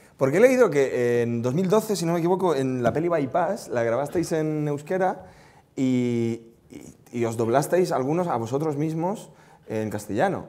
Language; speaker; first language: Spanish; native; Spanish